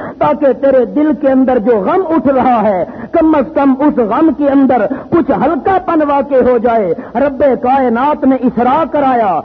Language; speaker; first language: Urdu; non-native, local second language; Pashto